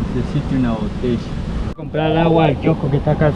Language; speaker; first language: Spanish; native; Spanish